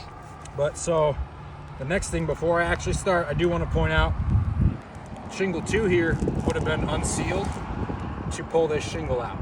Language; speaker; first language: English; native; English